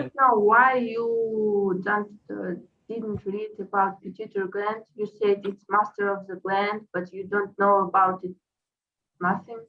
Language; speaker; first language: English; non-native, fluent; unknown